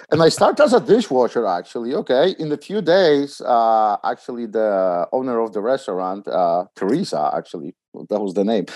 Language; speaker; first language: English; non-native, fluent; Polish